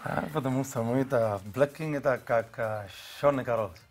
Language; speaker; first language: Russian; non-native, learner; Spanish